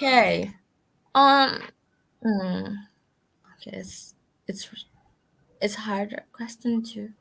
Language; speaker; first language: English; non-native, learner; Indonesian